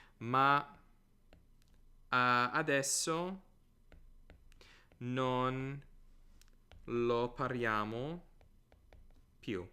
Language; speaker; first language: Italian; non-native, fluent; English